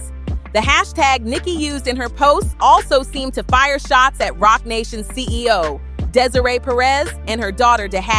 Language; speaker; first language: English; native; English